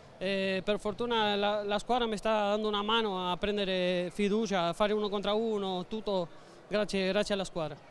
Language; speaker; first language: Italian; non-native, learner; Spanish